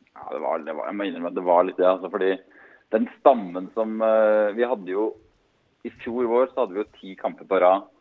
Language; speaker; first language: Norwegian; native; Norwegian